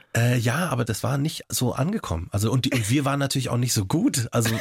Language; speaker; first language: German; native; German